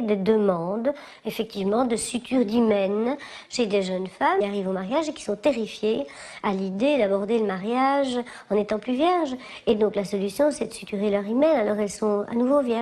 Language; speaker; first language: French; native; French